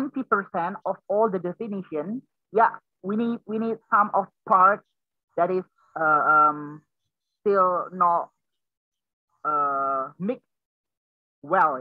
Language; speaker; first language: English; non-native, learner; Indonesian